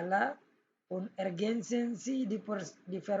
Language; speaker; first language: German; non-native, fluent; Indonesian